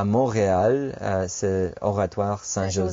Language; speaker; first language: French; non-native, fluent; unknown